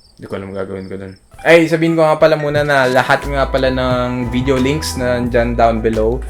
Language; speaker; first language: Filipino; native; Filipino